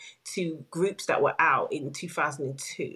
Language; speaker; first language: English; native; English